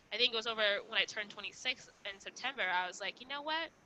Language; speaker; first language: English; non-native, local second language; Kinyarwanda